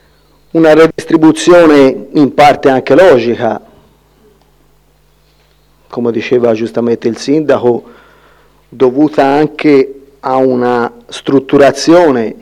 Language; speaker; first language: Italian; native; Italian